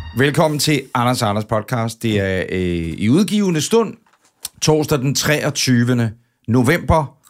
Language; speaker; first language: Danish; native; Danish